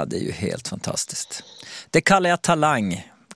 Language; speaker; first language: Swedish; native; Swedish